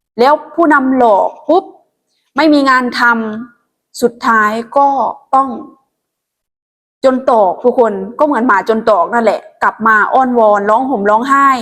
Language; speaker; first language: Thai; non-native, local second language; Lao